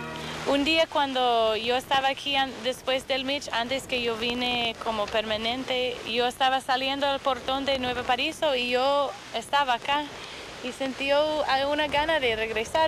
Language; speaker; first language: Spanish; non-native, fluent; English